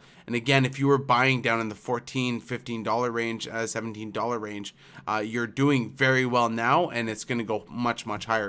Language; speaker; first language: English; native; English